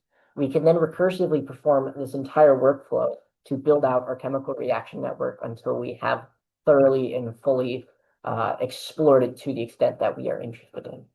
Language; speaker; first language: English; native; English